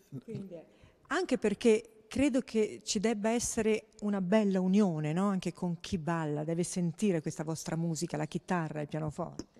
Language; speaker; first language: Italian; native; Italian